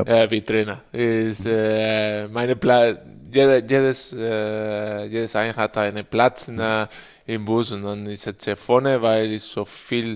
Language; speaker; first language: German; non-native, learner; Spanish